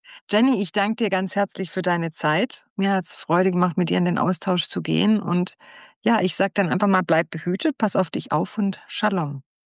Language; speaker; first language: German; native; German